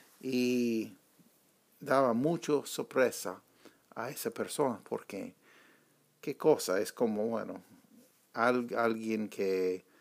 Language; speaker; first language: Spanish; non-native, fluent; English